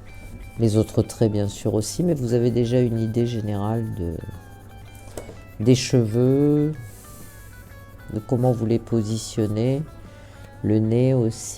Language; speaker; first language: French; native; French